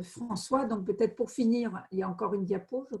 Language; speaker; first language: French; native; French